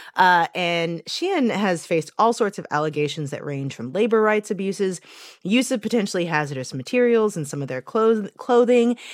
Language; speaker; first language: English; native; English